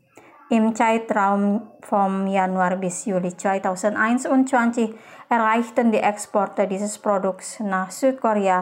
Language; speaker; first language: German; non-native, fluent; Indonesian